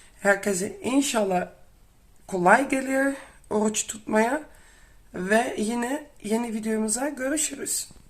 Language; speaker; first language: Turkish; non-native, learner; Dutch